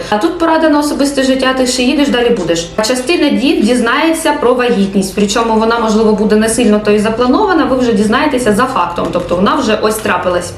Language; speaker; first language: Ukrainian; non-native, local second language; Russian